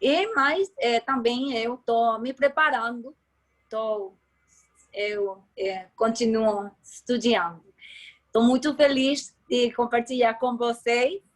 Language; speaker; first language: Portuguese; non-native, learner; Spanish